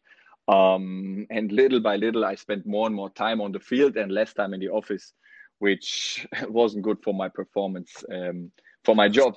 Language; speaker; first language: English; non-native, fluent; German